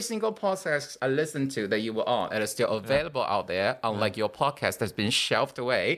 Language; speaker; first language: English; non-native, fluent; Chinese